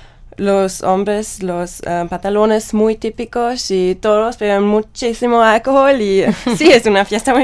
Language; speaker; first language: Spanish; non-native, learner; German